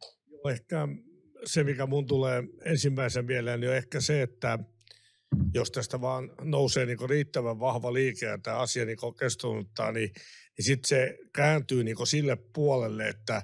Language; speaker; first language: Finnish; native; Finnish